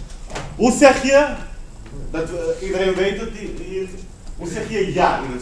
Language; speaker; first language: Dutch; non-native, fluent; Spanish